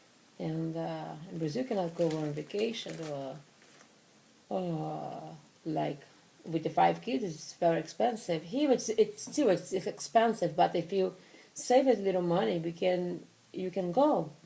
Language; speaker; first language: English; non-native, learner; Portuguese